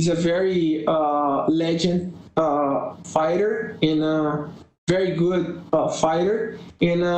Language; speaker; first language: English; non-native, learner; Portuguese